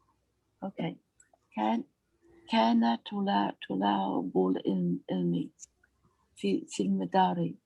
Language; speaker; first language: Arabic; non-native, learner; English